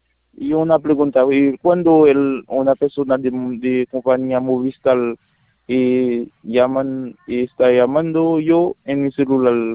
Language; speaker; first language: Spanish; non-native, learner; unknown